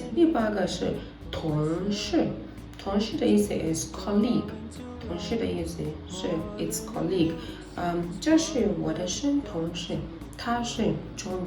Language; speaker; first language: Chinese; non-native, learner; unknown